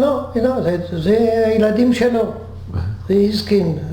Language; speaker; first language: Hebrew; non-native, fluent; French